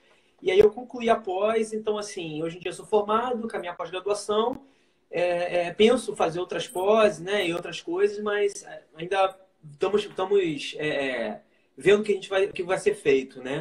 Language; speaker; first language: Portuguese; native; Portuguese